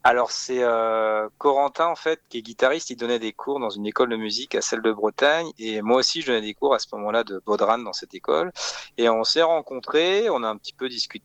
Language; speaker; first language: French; native; French